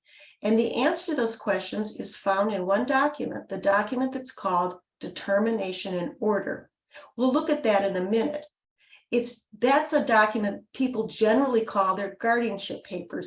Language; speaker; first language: English; native; English